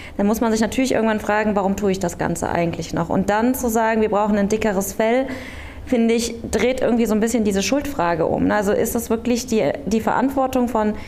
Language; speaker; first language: German; early bilingual, other home language; Korean